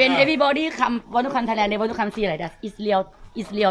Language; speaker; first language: English; non-native, learner; Thai